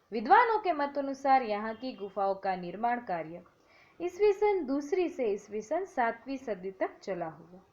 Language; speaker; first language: Hindi; non-native, local second language; Gujarati